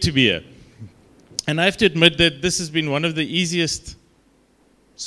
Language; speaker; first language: English; non-native, local second language; Afrikaans